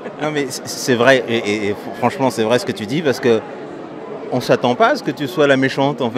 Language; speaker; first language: French; native; French